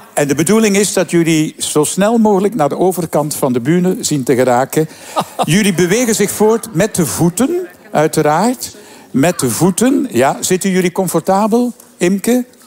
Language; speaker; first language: Dutch; native; Dutch